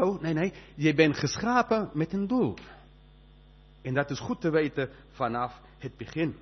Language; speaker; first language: Dutch; non-native, fluent; English